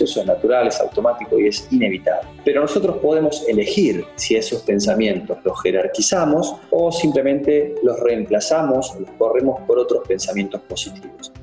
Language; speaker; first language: Spanish; native; Spanish